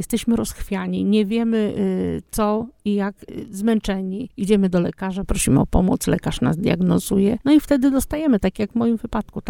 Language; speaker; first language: Polish; native; Polish